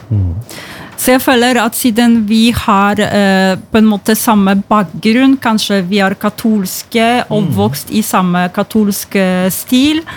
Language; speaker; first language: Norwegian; non-native, fluent; Polish